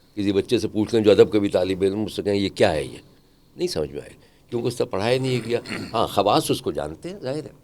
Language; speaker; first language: Urdu; native; Urdu